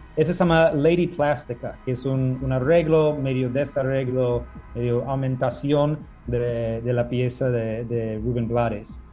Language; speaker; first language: Spanish; non-native, fluent; English